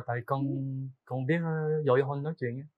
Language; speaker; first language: Vietnamese; early bilingual, heritage; Vietnamese